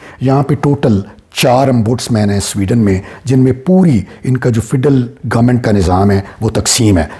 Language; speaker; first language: Urdu; non-native, local second language; Punjabi